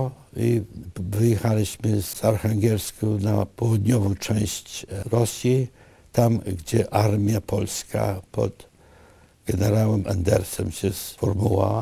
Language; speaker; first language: Polish; early bilingual, other home language; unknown